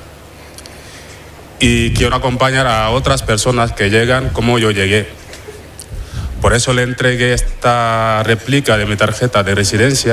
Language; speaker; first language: Spanish; non-native, fluent; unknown